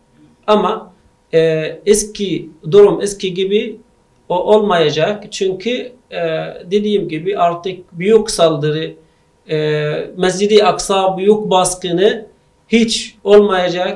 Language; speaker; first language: Turkish; non-native, fluent; Arabic